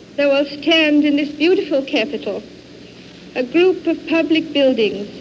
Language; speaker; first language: English; native; English